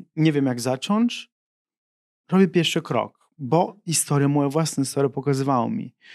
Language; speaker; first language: Polish; non-native, fluent; Italian